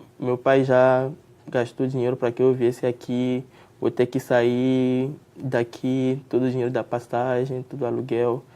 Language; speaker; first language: Portuguese; non-native, fluent; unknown